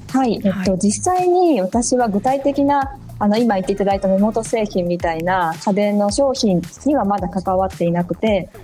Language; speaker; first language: Japanese; native; Japanese